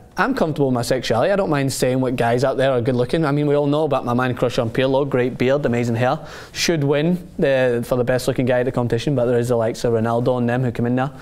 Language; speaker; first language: English; native; English